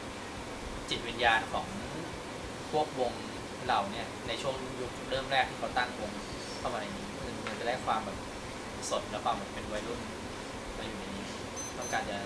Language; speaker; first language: Thai; native; Thai